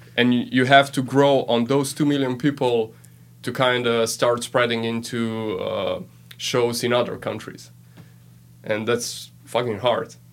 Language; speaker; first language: English; non-native, fluent; Slovenian